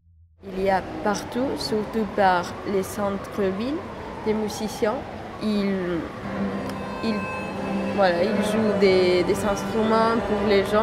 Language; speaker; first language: French; non-native, fluent; Spanish